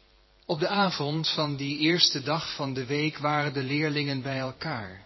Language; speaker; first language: Dutch; native; Dutch